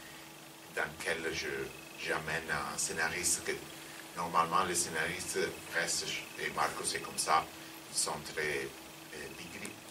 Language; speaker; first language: French; non-native, fluent; Italian